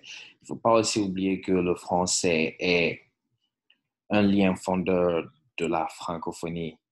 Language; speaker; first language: French; non-native, fluent; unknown